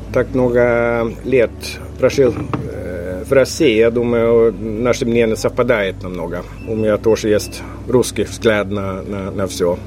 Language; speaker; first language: Russian; non-native, fluent; Swedish